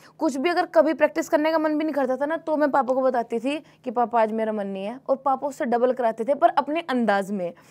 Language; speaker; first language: Hindi; native; Hindi